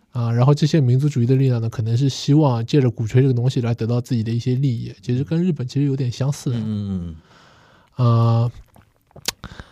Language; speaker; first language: Chinese; non-native, fluent; Korean